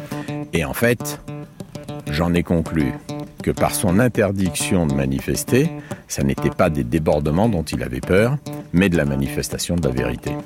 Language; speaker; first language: French; native; French